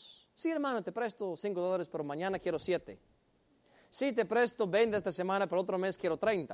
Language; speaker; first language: Spanish; native; Spanish